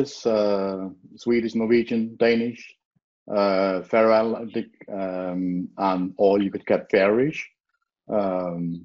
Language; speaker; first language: English; non-native, fluent; Faroese